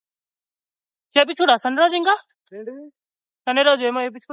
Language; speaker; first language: Telugu; native; Telugu